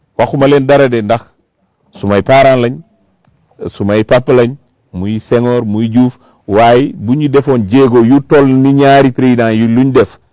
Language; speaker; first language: Wolof; non-native, local second language; Fula